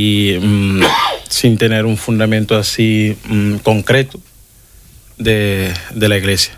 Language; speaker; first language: Spanish; non-native, fluent; Kabuverdianu